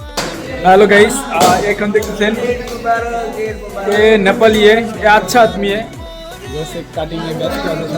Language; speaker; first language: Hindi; non-native, learner; Bangla